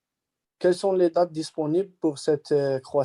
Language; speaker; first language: French; non-native, learner; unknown